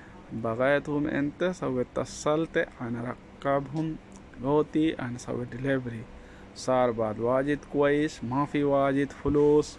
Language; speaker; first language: Arabic; non-native, learner; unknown